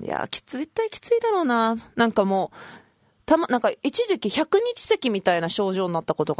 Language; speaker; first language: Japanese; native; Japanese